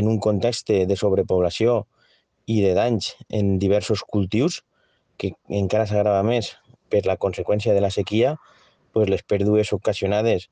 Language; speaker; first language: Catalan; native; Catalan